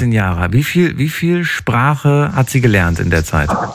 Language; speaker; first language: German; native; German